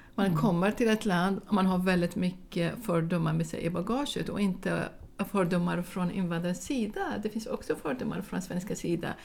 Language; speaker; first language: Swedish; non-native, fluent; Arabic